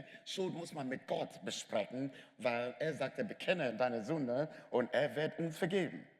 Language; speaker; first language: German; non-native, fluent; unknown